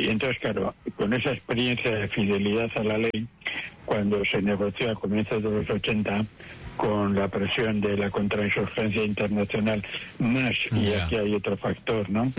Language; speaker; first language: Spanish; native; Spanish